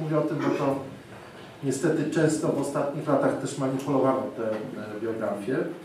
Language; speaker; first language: Polish; non-native, fluent; German